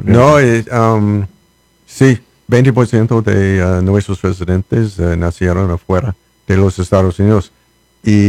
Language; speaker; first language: Spanish; non-native, learner; English